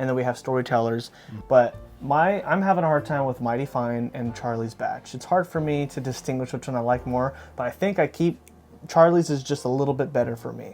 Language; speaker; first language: English; native; English